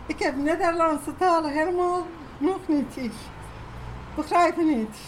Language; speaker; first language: Dutch; non-native, learner; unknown